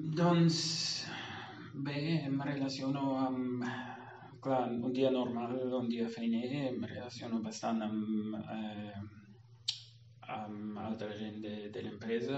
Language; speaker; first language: Catalan; non-native, fluent; German